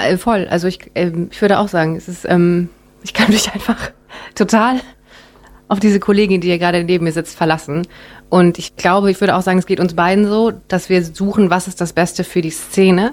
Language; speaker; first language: German; native; German